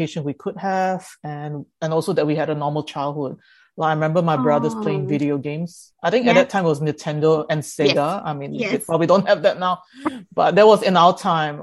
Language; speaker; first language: English; early bilingual, other home language; Indonesian